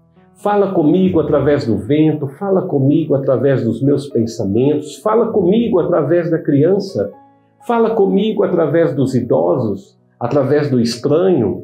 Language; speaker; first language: Portuguese; native; Portuguese